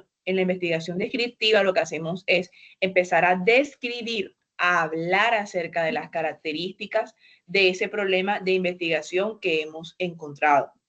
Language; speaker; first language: Spanish; native; Spanish